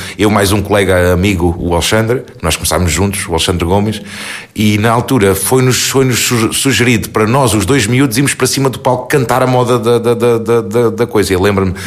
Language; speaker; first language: Portuguese; native; Portuguese